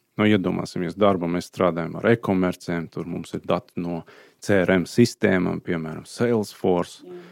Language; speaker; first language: Latvian; non-native, fluent; Azerbaijani